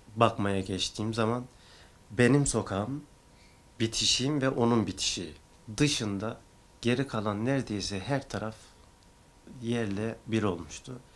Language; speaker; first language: Turkish; native; Turkish